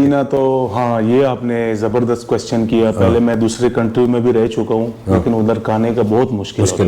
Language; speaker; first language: Hindi; non-native, local second language; Pashto